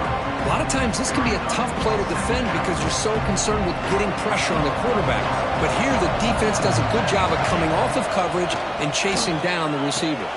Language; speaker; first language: English; native; English